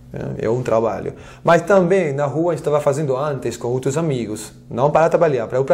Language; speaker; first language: Portuguese; non-native, fluent; French